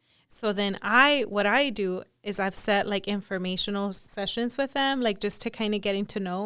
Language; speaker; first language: English; early bilingual, other home language; Spanish